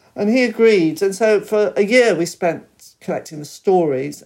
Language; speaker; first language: English; native; English